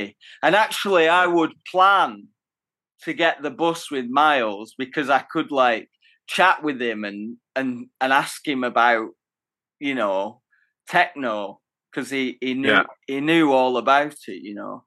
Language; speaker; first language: English; native; English